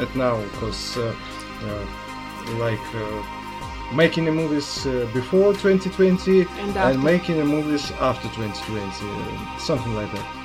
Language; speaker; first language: English; non-native, learner; Russian